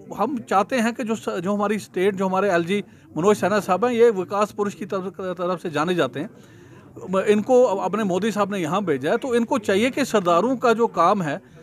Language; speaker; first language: Hindi; non-native, local second language; Punjabi